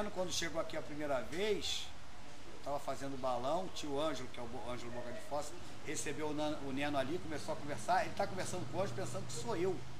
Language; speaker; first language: Portuguese; native; Portuguese